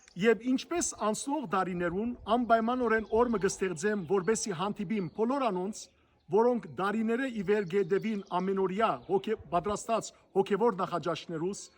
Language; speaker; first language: Armenian; early bilingual, heritage; Armenian